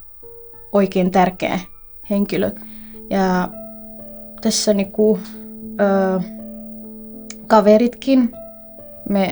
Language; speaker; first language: Finnish; non-native, fluent; Somali